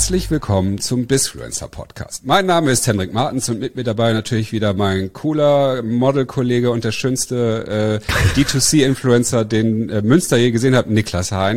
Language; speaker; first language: German; native; German